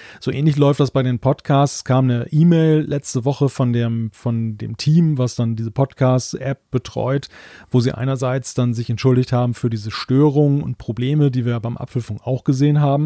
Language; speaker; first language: German; native; German